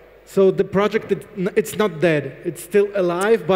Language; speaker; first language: English; non-native, fluent; Polish